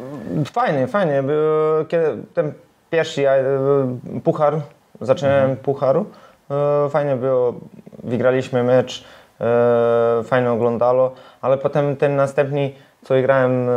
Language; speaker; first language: Polish; non-native, learner; Serbian